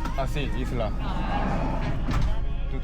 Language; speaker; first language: Spanish; non-native, learner; Korean